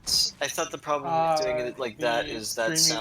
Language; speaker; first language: English; native; English